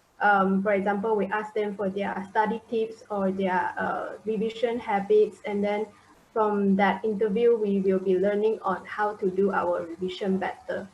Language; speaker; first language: English; non-native, local second language; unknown